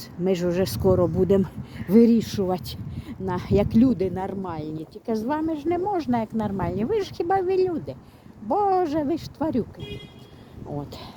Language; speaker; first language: Ukrainian; native; Ukrainian